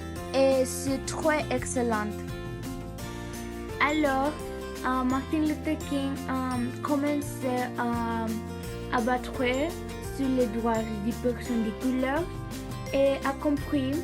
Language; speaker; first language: French; non-native, learner; English